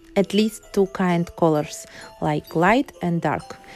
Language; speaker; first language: English; non-native, learner; Ukrainian